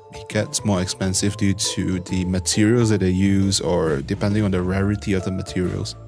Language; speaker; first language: English; non-native, local second language; Chinese